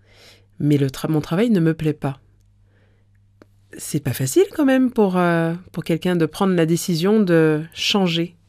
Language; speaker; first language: French; native; French